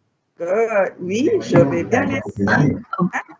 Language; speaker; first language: French; non-native, fluent; Malay